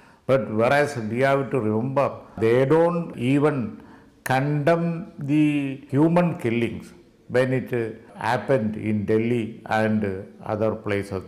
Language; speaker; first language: English; non-native, local second language; Malayalam